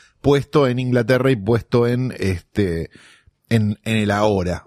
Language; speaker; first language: Spanish; native; Spanish